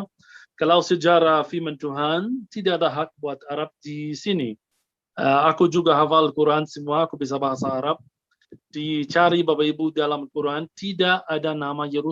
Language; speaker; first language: Indonesian; non-native, fluent; Arabic